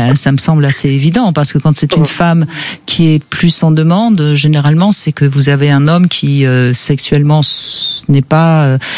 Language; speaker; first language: French; native; French